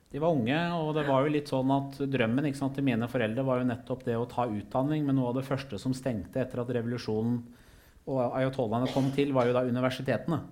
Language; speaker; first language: Norwegian; early bilingual, other home language; Persian